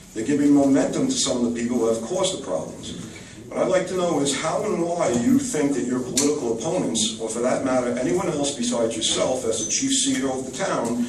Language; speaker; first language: English; native; English